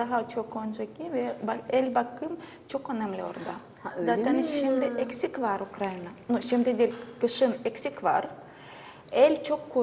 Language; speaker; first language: Turkish; non-native, learner; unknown